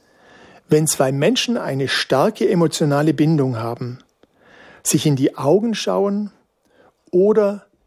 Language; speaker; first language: German; native; German